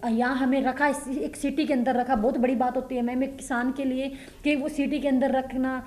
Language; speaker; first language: Hindi; native; Hindi